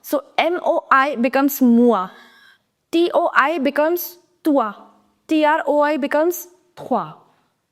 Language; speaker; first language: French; non-native, fluent; Hindi